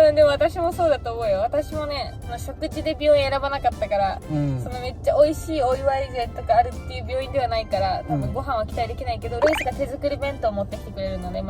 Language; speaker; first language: Japanese; native; Japanese